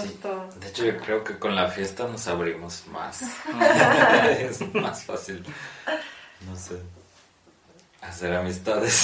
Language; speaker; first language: Spanish; non-native, fluent; Polish